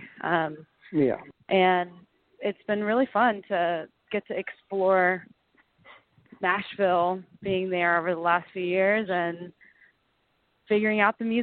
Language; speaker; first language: English; native; English